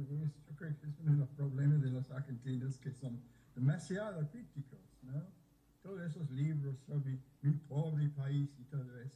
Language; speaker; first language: Spanish; non-native, fluent; English